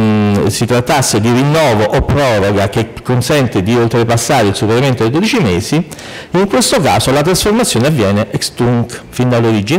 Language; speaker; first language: Italian; native; Italian